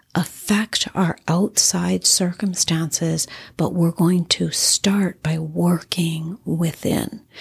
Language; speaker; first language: English; native; English